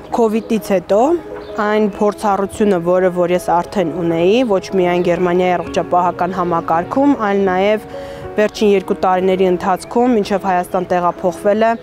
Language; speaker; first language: Armenian; native; Armenian